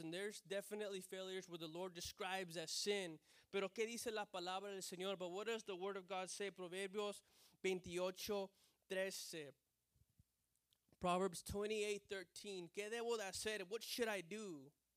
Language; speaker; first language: English; early bilingual, other home language; Spanish